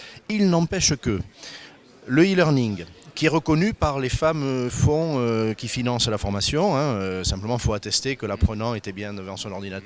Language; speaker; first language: French; native; French